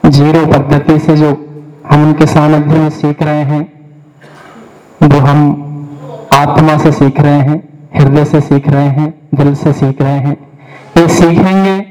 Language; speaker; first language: Hindi; native; Hindi